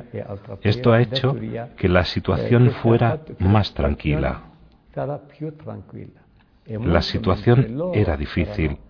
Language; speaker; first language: Spanish; non-native, fluent; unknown